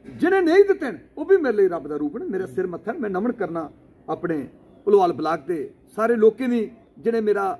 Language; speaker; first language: Punjabi; non-native, local second language; Dogri